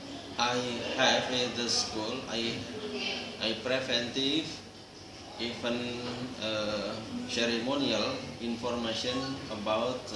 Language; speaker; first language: English; non-native, learner; Indonesian